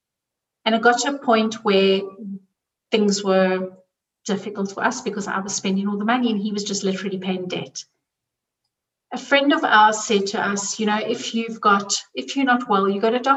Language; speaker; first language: English; native; English